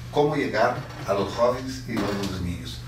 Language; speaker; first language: Spanish; non-native, fluent; Portuguese